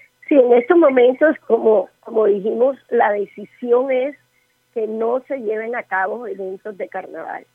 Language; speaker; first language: Spanish; native; Spanish